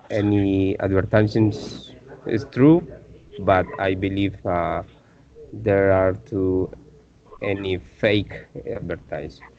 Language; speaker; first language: English; non-native, learner; Spanish